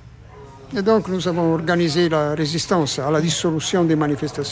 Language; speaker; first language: French; non-native, fluent; Italian